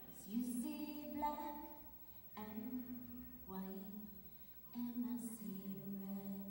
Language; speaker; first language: English; native; English